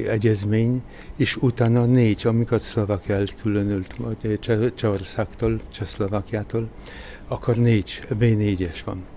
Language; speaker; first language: Hungarian; non-native, fluent; Polish